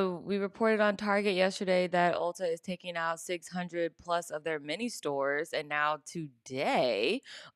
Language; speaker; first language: English; native; English